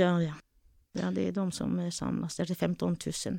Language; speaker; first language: Swedish; non-native, fluent; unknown